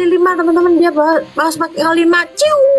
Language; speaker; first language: Indonesian; native; Indonesian